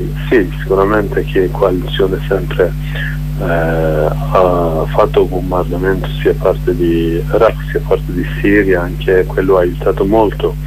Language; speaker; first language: Italian; non-native, learner; Kurdish